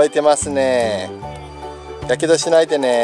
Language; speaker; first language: Japanese; native; Japanese